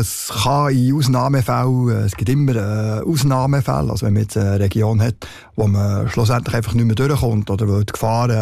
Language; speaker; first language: German; native; German